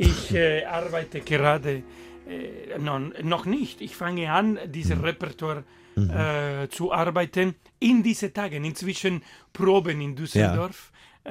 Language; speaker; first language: German; non-native, fluent; Spanish